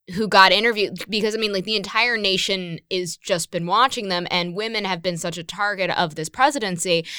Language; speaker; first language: English; native; English